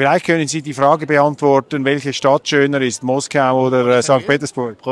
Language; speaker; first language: German; native; German